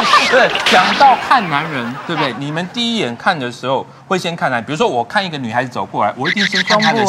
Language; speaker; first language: Chinese; native; Chinese